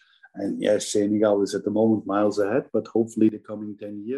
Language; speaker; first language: English; non-native, fluent; Dutch